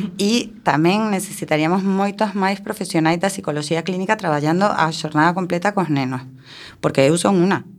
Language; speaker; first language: Galician; non-native, local second language; Spanish